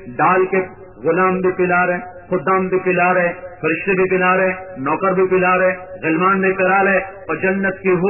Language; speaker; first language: Urdu; non-native, local second language; Punjabi